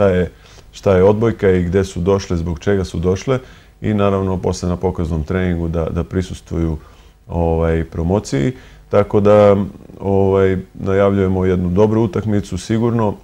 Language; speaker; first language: Serbian; native; Serbian